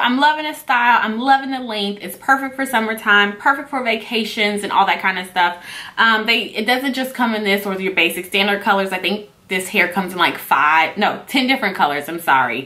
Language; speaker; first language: English; native; English